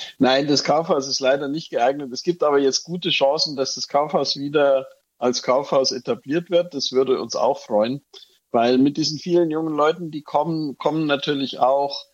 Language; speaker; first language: German; native; German